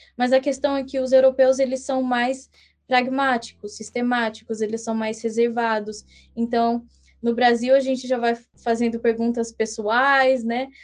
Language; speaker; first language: Portuguese; early bilingual, heritage; English